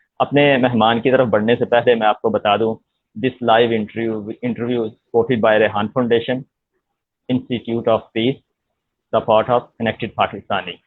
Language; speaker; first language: Urdu; non-native, local second language; Punjabi